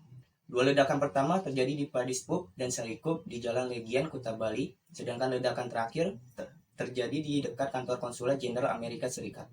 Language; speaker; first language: Indonesian; native; Indonesian